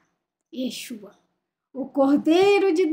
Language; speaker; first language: Portuguese; native; Portuguese